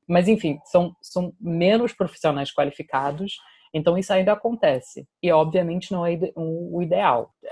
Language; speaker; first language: Portuguese; non-native, fluent; English